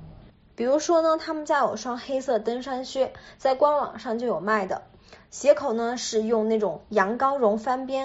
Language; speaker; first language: Chinese; native; Chinese